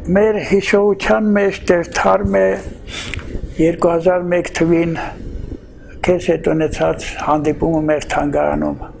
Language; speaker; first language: Armenian; native; Armenian